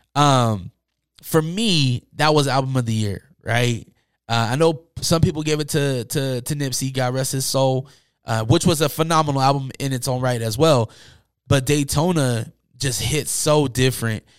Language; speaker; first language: English; native; English